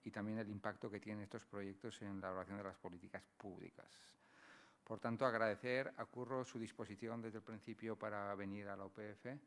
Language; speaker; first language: Spanish; native; Spanish